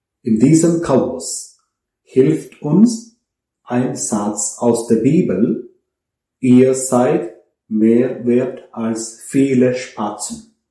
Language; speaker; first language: German; non-native, fluent; Malayalam